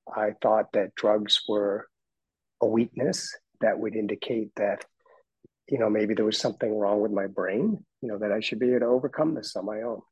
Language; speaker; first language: English; native; English